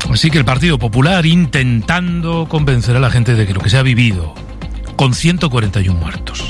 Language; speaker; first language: Spanish; native; Spanish